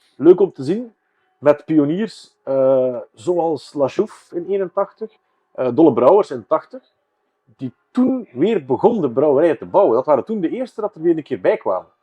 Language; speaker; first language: Dutch; native; Dutch